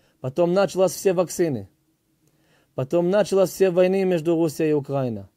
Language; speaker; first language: Russian; early bilingual, heritage; Hebrew